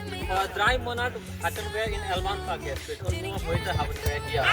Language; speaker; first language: German; non-native, learner; Nepali